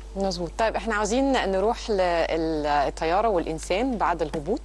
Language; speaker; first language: Arabic; native; Arabic